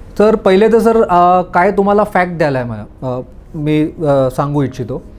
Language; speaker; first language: Marathi; non-native, local second language; Gujarati